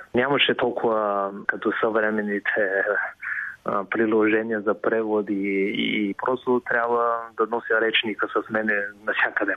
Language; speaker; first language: Bulgarian; non-native, fluent; Chinese